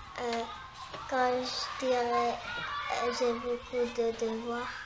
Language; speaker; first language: French; early bilingual, heritage; French